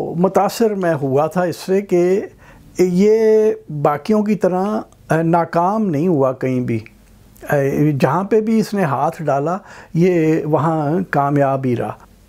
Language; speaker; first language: Urdu; native; Urdu